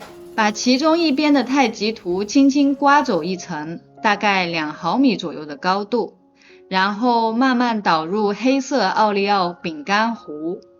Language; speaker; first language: Chinese; native; Chinese